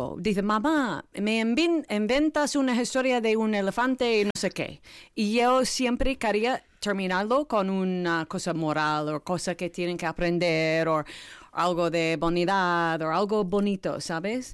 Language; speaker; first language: Spanish; non-native, learner; English